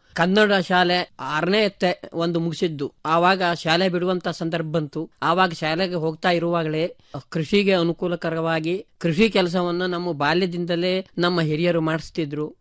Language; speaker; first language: Kannada; native; Kannada